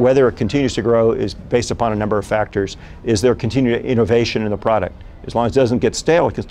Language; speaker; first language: English; native; English